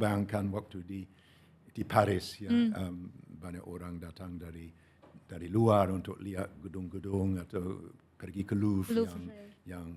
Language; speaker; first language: Indonesian; non-native, fluent; English